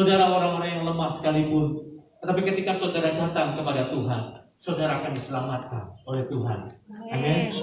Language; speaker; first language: Indonesian; native; Indonesian